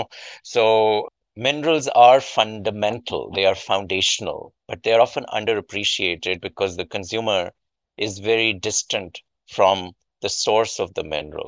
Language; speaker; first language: English; non-native, local second language; Urdu